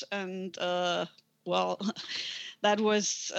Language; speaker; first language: English; non-native, fluent; German